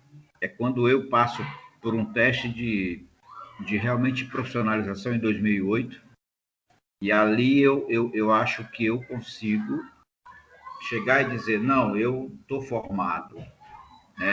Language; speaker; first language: Portuguese; native; Portuguese